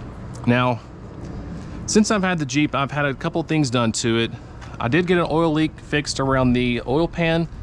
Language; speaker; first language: English; native; English